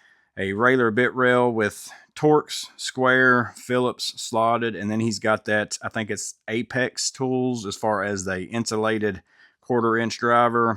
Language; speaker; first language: English; native; English